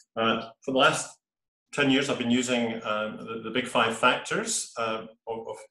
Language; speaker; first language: English; native; English